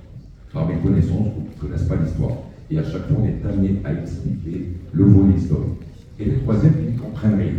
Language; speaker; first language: French; non-native, local second language; Arabic